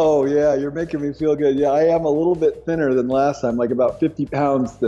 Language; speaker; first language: English; native; English